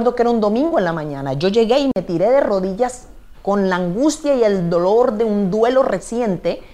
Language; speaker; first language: Spanish; native; Spanish